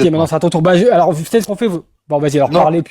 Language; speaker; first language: French; native; French